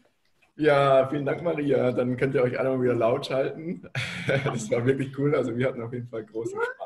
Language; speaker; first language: German; native; German